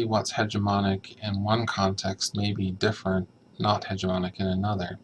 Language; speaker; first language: English; native; English